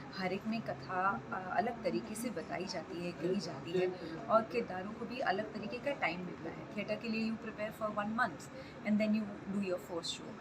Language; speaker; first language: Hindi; non-native, local second language; Marathi